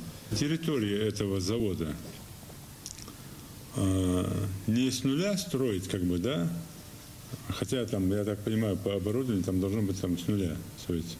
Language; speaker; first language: Russian; native; Russian